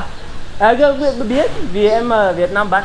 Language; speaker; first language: Vietnamese; non-native, learner; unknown